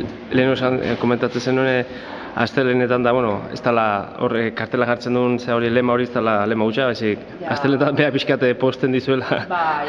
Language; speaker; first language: Basque; native; Basque